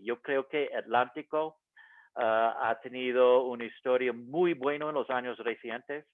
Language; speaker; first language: Spanish; non-native, fluent; English